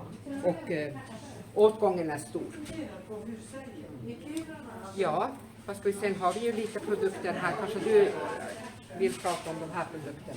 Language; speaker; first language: Swedish; native; Swedish